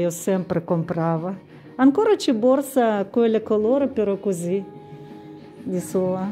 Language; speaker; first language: Italian; non-native, fluent; Russian